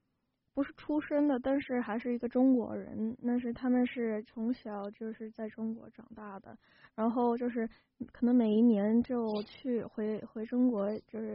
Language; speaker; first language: Chinese; early bilingual, heritage; Chinese